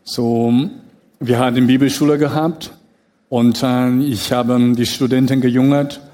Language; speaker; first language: German; non-native, fluent; Chinese